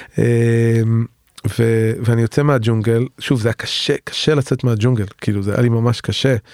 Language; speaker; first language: Hebrew; native; Hebrew